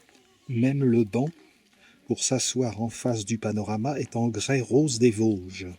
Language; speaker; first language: French; native; French